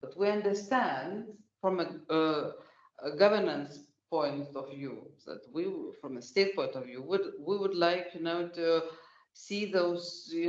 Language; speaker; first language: English; non-native, fluent; Lithuanian